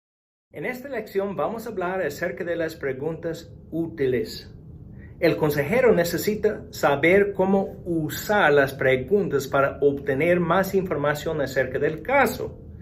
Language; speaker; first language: Spanish; non-native, fluent; English